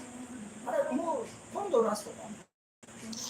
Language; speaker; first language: Japanese; native; Japanese